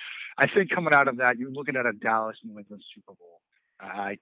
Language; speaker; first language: English; native; English